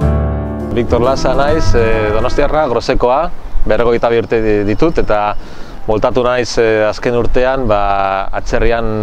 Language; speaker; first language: Basque; non-native, local second language; Spanish